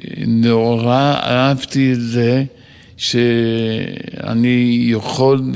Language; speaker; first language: Hebrew; non-native, fluent; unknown